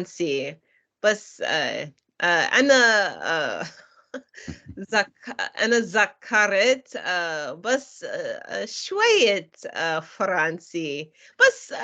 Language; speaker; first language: Arabic; non-native, learner; English